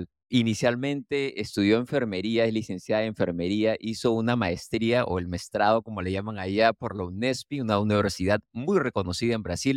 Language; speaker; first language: Spanish; native; Spanish